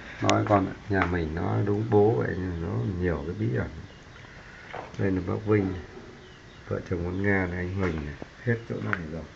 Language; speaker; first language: Vietnamese; native; Vietnamese